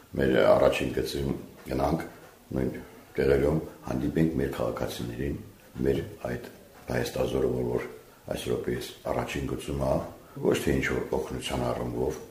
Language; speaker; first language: Armenian; native; Armenian